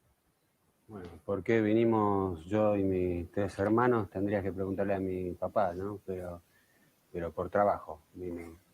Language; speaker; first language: Spanish; early bilingual, other home language; English